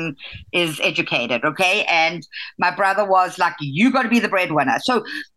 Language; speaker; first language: English; native; English